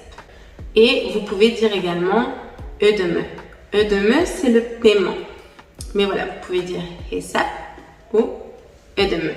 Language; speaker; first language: French; native; French